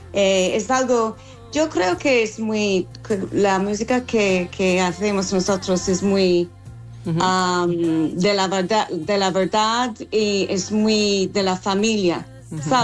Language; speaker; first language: Spanish; non-native, fluent; English